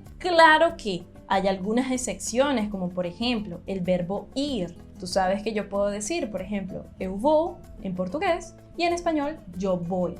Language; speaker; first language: Spanish; non-native, fluent; Portuguese